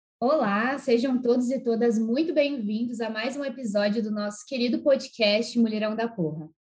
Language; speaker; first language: Portuguese; native; Portuguese